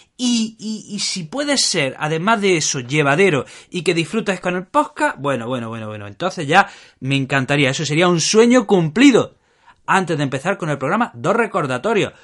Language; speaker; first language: Spanish; native; Spanish